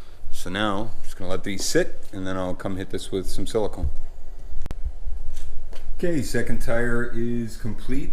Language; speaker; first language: English; native; English